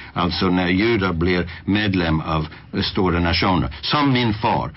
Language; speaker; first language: Swedish; non-native, fluent; English